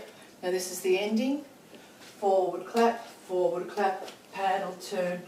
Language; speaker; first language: English; native; English